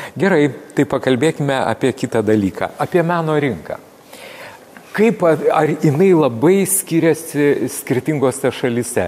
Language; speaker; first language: Lithuanian; native; Lithuanian